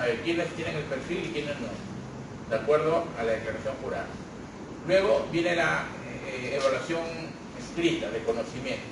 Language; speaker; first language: Spanish; native; Spanish